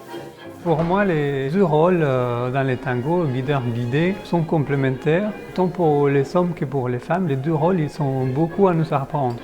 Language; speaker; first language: French; non-native, fluent; Spanish